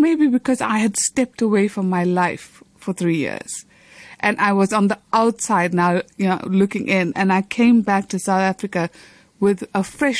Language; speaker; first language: English; native; English